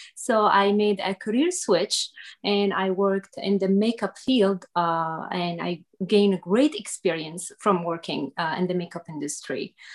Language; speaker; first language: English; non-native, fluent; Arabic